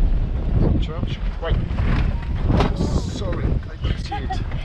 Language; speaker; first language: English; non-native, learner; French